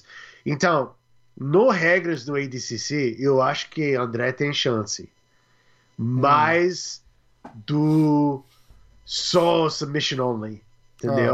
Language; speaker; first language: Portuguese; non-native, learner; English